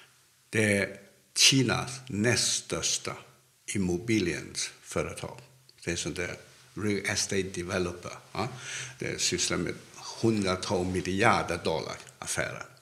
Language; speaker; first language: Swedish; non-native, fluent; Cantonese